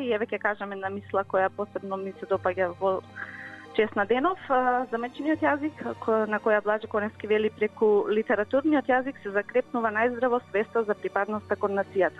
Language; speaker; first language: Macedonian; native; Macedonian